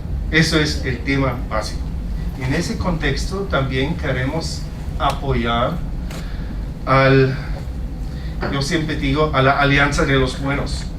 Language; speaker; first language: Spanish; non-native, fluent; German